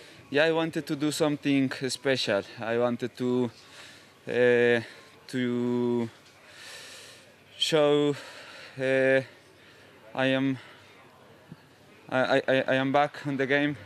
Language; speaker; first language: English; non-native, fluent; Spanish